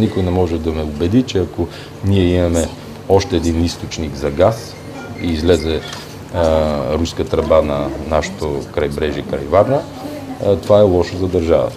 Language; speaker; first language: Bulgarian; native; Bulgarian